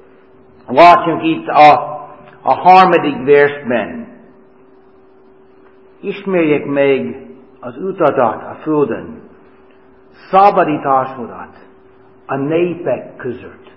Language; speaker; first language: Hungarian; non-native, fluent; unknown